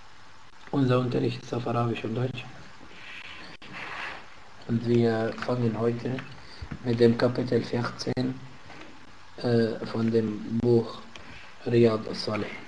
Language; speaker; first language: German; non-native, fluent; Arabic